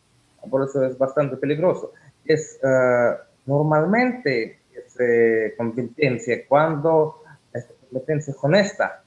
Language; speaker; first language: Spanish; non-native, learner; Russian